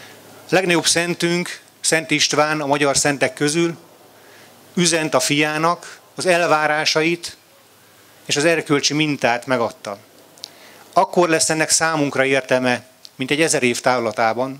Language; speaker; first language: Hungarian; native; Hungarian